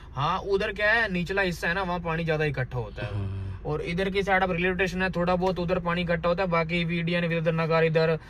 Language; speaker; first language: Hindi; native; Hindi